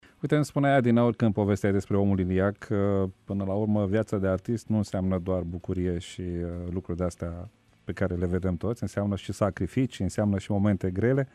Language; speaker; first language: Romanian; native; Romanian